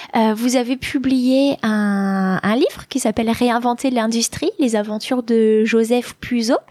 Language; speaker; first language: French; native; French